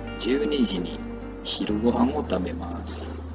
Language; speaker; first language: Japanese; non-native, fluent; Indonesian